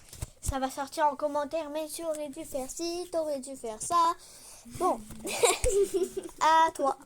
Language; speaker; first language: French; native; French